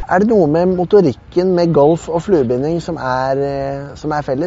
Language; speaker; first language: Norwegian; native; Norwegian